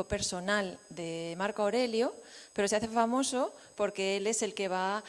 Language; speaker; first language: Spanish; native; Spanish